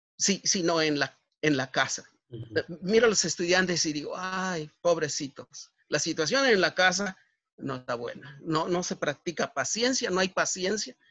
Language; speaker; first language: Spanish; native; Spanish